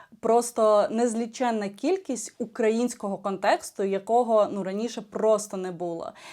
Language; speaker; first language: Ukrainian; non-native, local second language; Russian